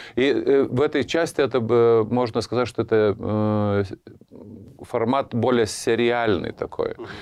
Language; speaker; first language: Russian; non-native, fluent; Lithuanian